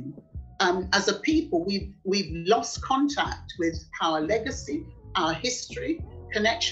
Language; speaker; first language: English; native; English